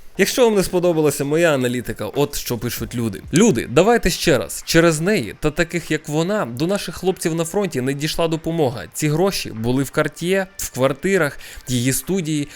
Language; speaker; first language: Ukrainian; non-native, local second language; Russian